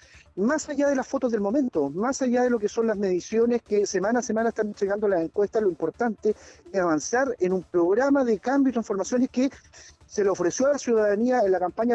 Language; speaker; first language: Spanish; native; Spanish